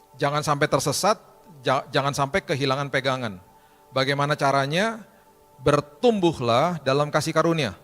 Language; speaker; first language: Indonesian; native; Indonesian